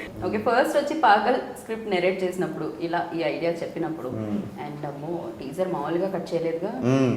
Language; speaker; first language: Telugu; native; Telugu